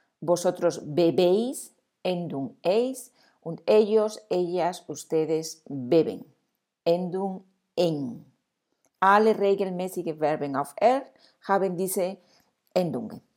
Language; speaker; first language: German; non-native, fluent; Spanish